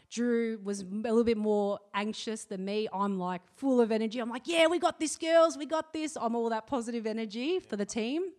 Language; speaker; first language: English; native; English